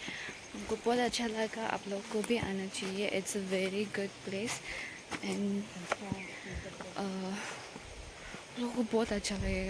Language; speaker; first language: Hindi; non-native, local second language; Assamese